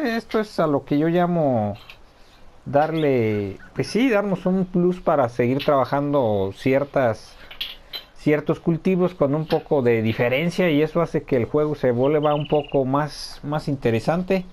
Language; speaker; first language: Spanish; native; Spanish